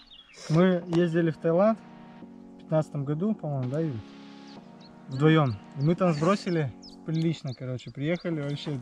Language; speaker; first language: Russian; native; Russian